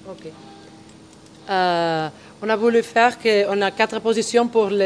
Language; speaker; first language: French; non-native, fluent; Spanish